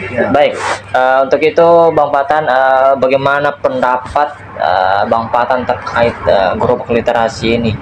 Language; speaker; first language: Indonesian; native; Indonesian